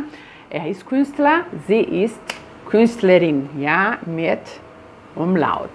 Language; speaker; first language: German; non-native, fluent; Portuguese